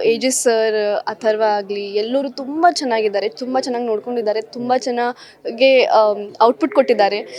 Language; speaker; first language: Kannada; early bilingual, heritage; Kannada